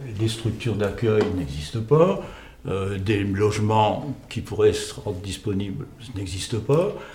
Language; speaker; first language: French; native; French